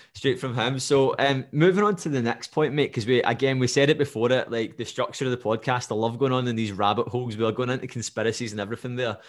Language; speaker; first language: English; native; English